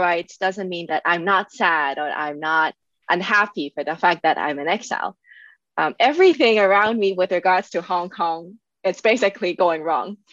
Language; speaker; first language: English; non-native, local second language; Cantonese